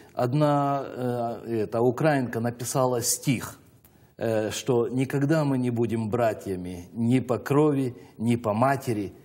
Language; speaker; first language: Russian; native; Russian